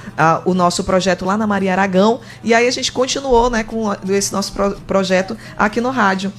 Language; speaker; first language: Portuguese; native; Portuguese